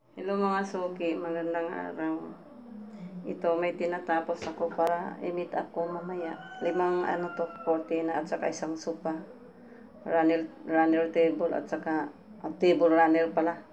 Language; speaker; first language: Filipino; non-native, local second language; Masbatenyo